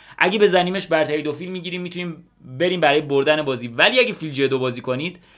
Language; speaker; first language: Persian; native; Persian